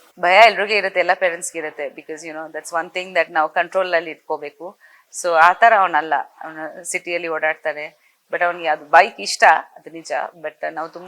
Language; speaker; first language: Kannada; non-native, fluent; Bangla